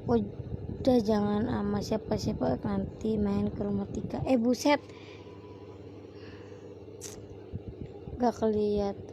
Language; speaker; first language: Indonesian; native; Indonesian